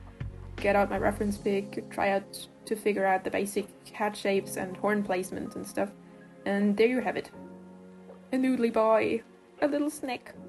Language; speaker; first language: English; non-native, fluent; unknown